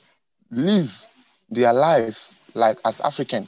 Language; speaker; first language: English; non-native, local second language; Ewe